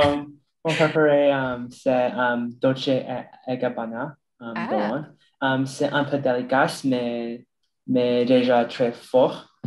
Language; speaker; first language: French; non-native, learner; English